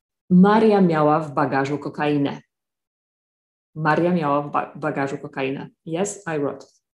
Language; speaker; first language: Polish; native; Polish